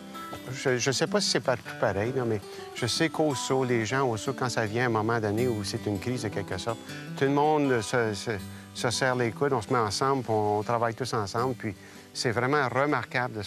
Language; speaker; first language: French; native; French